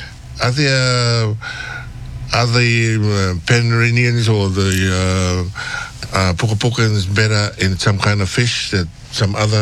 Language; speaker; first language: English; non-native, fluent; Tongan